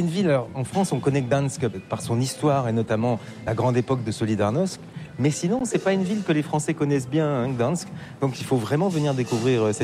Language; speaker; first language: French; native; French